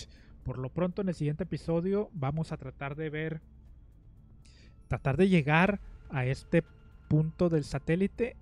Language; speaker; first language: Spanish; native; Spanish